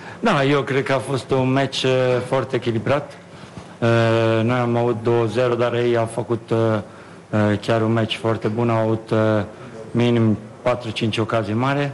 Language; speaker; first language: Romanian; non-native, learner; Italian